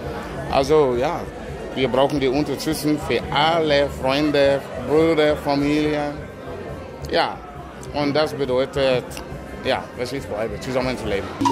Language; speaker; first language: German; non-native, learner; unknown